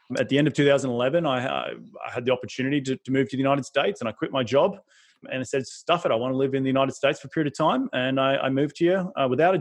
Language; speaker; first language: English; native; English